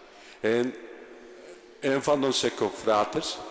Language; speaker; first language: Dutch; non-native, fluent; Spanish